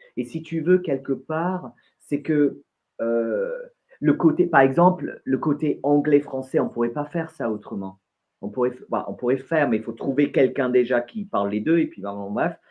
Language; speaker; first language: French; non-native, fluent; English